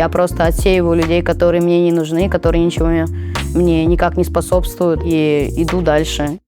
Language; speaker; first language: Russian; native; Russian